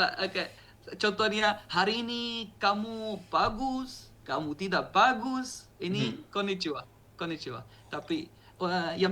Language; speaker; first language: Indonesian; non-native, learner; Arabic